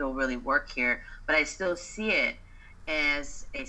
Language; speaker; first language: English; native; English